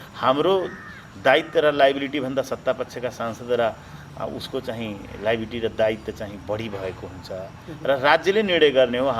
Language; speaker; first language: Nepali; non-native, local second language; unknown